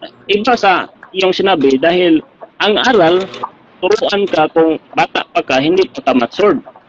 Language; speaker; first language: Filipino; non-native, local second language; Cebuano